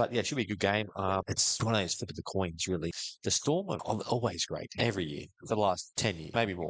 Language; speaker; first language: English; native; English